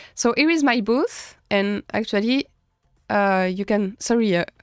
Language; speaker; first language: English; non-native, fluent; French